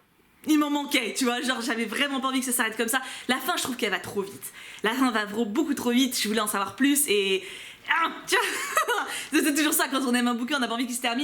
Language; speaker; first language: French; native; French